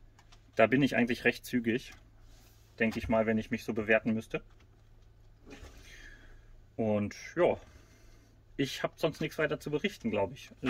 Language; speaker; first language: German; native; German